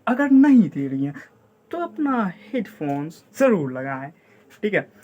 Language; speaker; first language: Hindi; native; Hindi